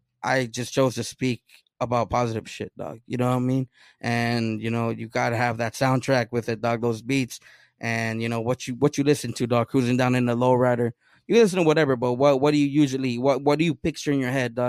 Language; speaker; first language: English; early bilingual, other home language; Spanish